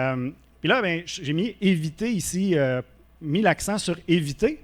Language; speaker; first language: French; native; French